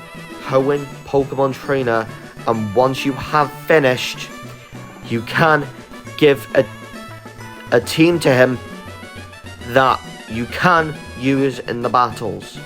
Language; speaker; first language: English; native; English